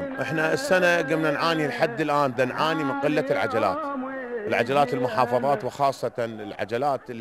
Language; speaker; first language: Arabic; native; Arabic